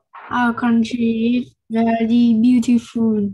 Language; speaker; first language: English; non-native, learner; Vietnamese